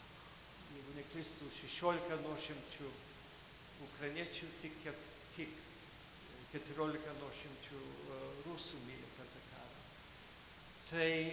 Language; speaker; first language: Lithuanian; early bilingual, heritage; Lithuanian